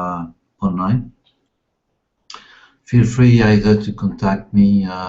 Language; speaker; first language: English; non-native, fluent; French